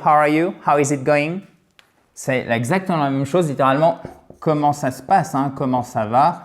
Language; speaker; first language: French; native; French